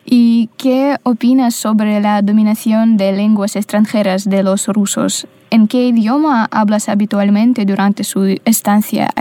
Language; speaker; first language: Spanish; non-native, fluent; Russian